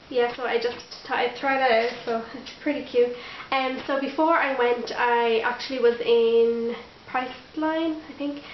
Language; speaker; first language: English; native; English